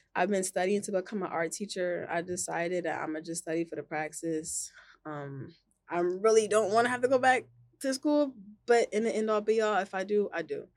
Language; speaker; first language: English; native; English